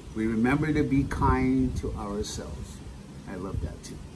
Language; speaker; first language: English; native; English